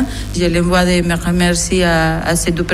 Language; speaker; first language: French; non-native, learner; Spanish